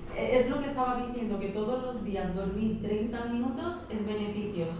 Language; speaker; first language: Spanish; native; Spanish